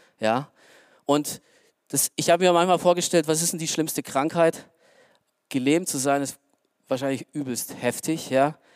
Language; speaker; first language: German; early bilingual, other home language; Romanian